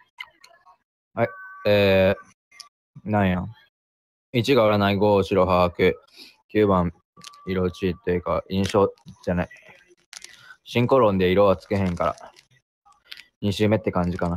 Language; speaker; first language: Japanese; native; Japanese